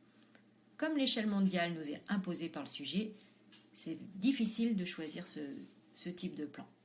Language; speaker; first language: French; native; French